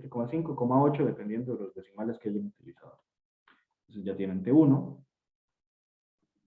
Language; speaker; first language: Spanish; native; Spanish